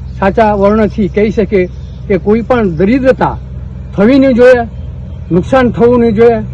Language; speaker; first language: Gujarati; non-native, local second language; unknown